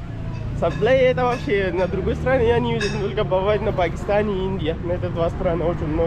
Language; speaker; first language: Russian; non-native, learner; Pashto